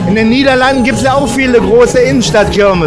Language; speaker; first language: German; native; German